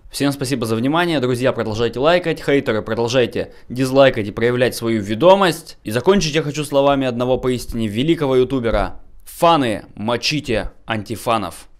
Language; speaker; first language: Russian; native; Russian